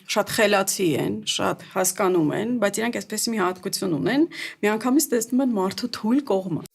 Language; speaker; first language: Armenian; early bilingual, heritage; Armenian